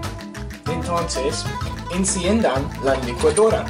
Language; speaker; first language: Spanish; non-native, learner; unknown